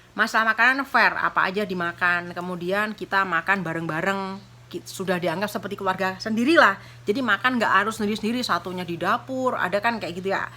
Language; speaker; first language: Indonesian; non-native, local second language; Javanese